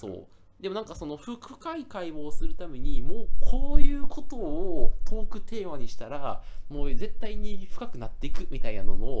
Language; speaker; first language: Japanese; native; Japanese